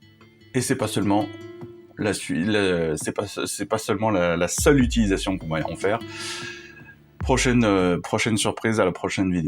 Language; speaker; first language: French; native; French